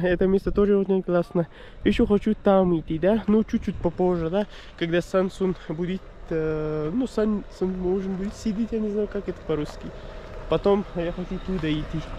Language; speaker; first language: Russian; non-native, learner; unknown